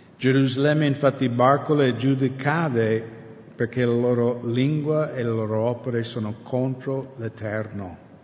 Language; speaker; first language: Italian; non-native, fluent; English